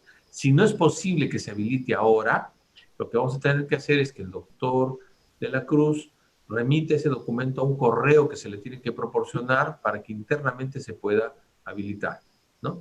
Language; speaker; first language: Spanish; native; Spanish